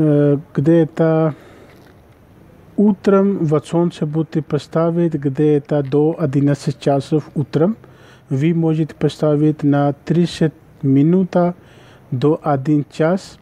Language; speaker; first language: Russian; non-native, learner; Urdu